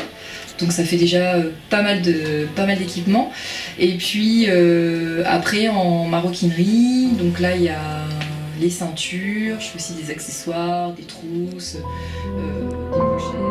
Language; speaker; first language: French; native; French